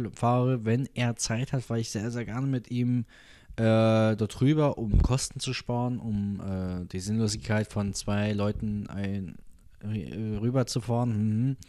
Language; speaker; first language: German; native; German